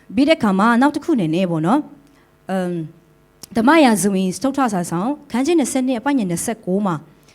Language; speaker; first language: Burmese; non-native, local second language; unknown